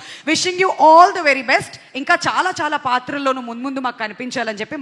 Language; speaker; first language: Telugu; native; Telugu